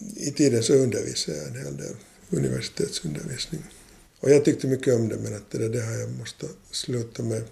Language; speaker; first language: Swedish; native; Swedish